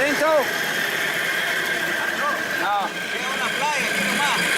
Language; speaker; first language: Spanish; non-native, learner; English